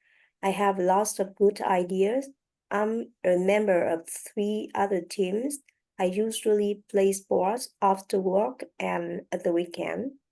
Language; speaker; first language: English; non-native, learner; French